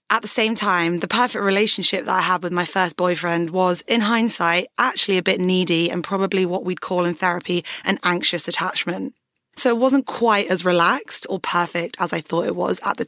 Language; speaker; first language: English; native; English